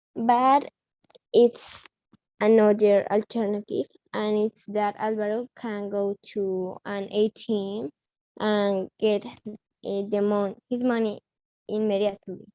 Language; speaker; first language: English; non-native, learner; Spanish